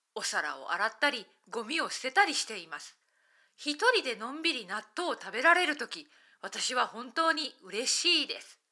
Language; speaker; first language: Japanese; native; Japanese